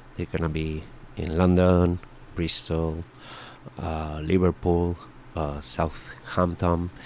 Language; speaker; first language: English; non-native, fluent; Spanish